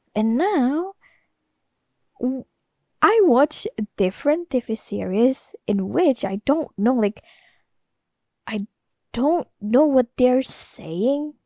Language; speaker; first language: English; non-native, learner; Indonesian